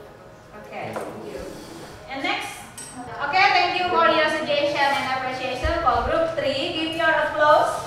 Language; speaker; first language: English; non-native, learner; Indonesian